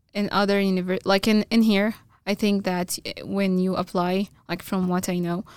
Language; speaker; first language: English; non-native, fluent; Arabic